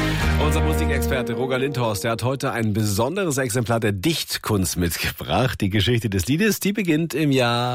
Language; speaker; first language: German; native; German